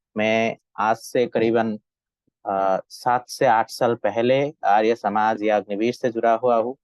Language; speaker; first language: Hindi; non-native, fluent; Bangla